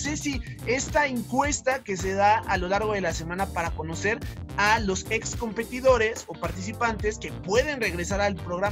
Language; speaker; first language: Spanish; native; Spanish